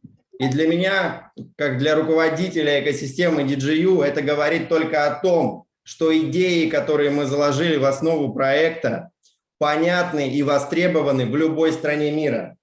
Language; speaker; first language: Russian; native; Russian